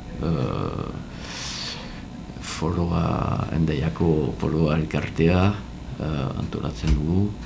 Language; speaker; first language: Basque; non-native, learner; French